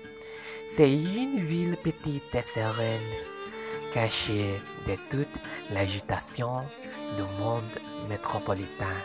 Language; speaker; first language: French; non-native, learner; Malay